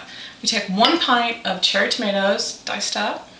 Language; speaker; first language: English; native; English